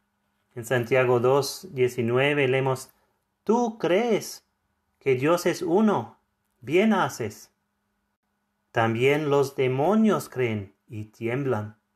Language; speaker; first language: Spanish; non-native, fluent; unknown